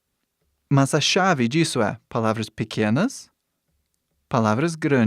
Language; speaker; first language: Portuguese; non-native, fluent; English